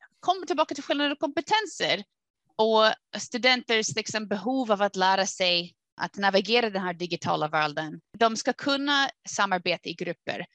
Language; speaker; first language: Swedish; non-native, fluent; English